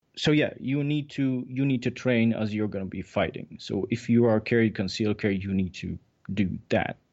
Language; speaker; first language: English; non-native, fluent; Czech